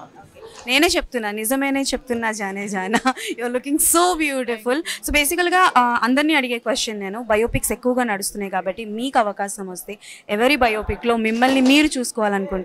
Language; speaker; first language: Telugu; native; Telugu